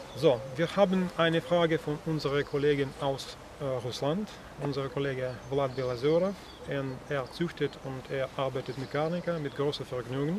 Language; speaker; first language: German; non-native, learner; Russian